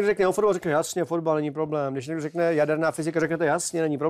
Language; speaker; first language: Czech; native; Czech